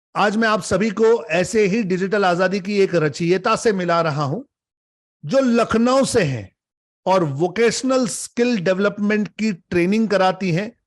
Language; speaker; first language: Hindi; native; Hindi